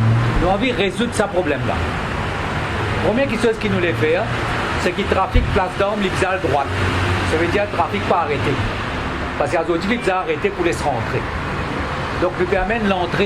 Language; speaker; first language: French; non-native, local second language; Morisyen